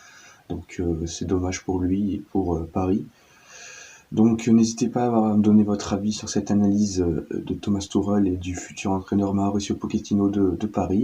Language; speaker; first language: French; native; French